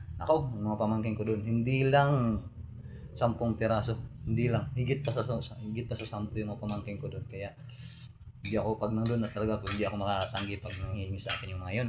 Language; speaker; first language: Filipino; non-native, local second language; Cebuano